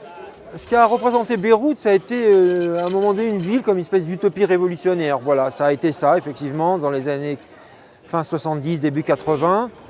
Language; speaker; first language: French; non-native, local second language; Arabic